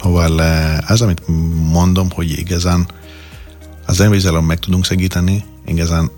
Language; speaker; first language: Hungarian; non-native, learner; Greek